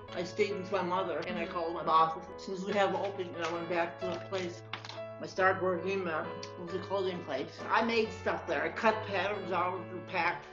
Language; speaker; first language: English; native; English